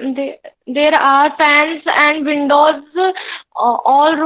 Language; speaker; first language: English; non-native, learner; Hindi